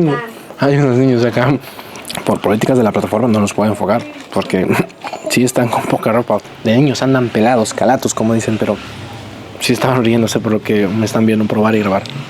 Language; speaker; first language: Spanish; native; Spanish